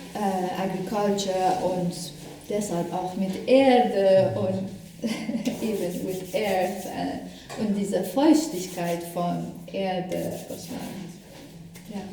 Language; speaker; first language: German; non-native, fluent; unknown